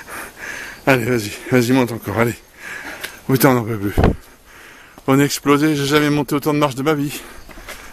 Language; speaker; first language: French; native; French